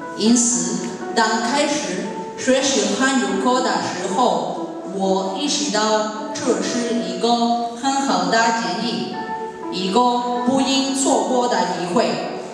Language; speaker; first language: Chinese; non-native, learner; Spanish